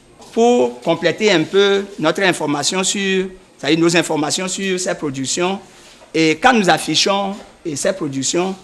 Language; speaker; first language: French; native; French